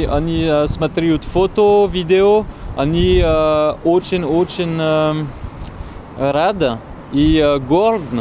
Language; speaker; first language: Russian; non-native, learner; French